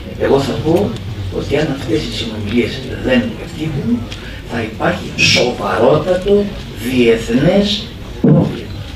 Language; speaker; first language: Greek; native; Greek